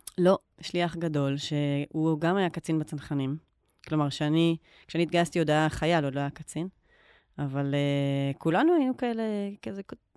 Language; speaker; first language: Hebrew; native; Hebrew